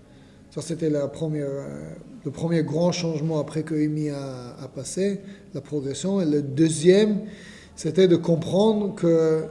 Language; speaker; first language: French; non-native, fluent; Hebrew